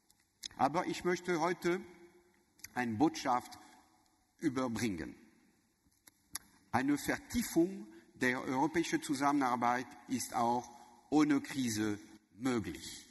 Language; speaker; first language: German; non-native, learner; French